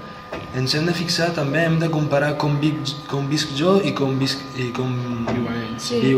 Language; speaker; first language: Catalan; early bilingual, other home language; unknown